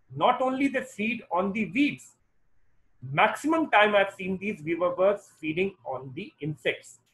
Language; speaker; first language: English; non-native, local second language; Hindi